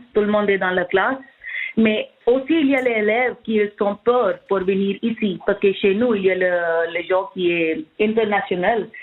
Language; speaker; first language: French; non-native, learner; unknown